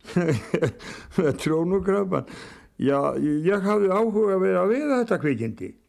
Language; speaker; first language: Icelandic; native; Icelandic